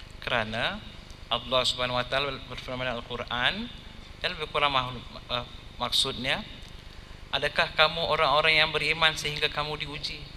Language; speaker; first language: Malay; non-native, local second language; Tamil